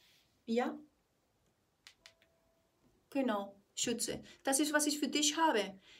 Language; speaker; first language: German; non-native, fluent; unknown